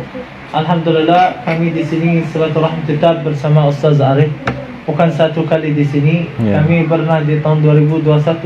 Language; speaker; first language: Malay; non-native, fluent; Arabic